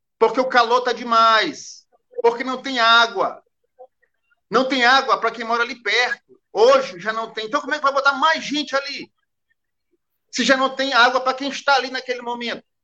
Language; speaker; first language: Portuguese; native; Portuguese